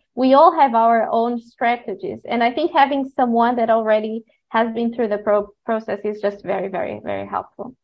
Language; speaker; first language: English; non-native, fluent; Portuguese